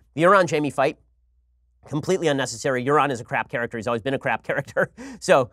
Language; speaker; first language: English; native; English